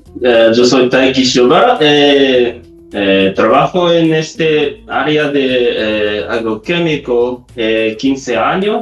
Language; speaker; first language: Spanish; non-native, learner; Japanese